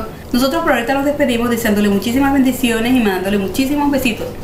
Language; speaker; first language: Spanish; native; Spanish